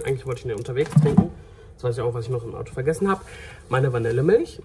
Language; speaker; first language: German; native; German